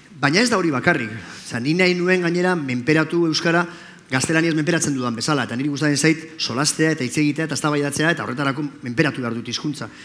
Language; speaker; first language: Basque; non-native, local second language; Spanish